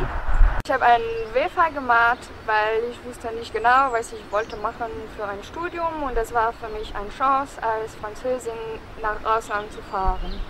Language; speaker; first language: German; non-native, fluent; French